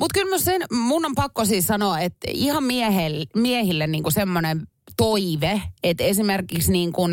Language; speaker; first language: Finnish; native; Finnish